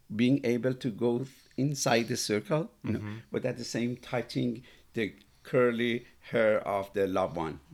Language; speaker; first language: English; non-native, fluent; Persian